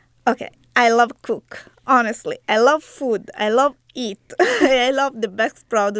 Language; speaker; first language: English; non-native, learner; Italian